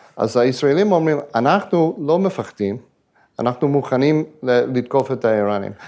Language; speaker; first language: Hebrew; non-native, fluent; English